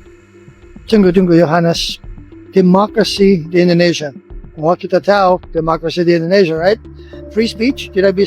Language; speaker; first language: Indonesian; non-native, learner; English